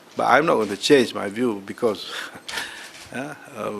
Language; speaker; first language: English; non-native, local second language; Malay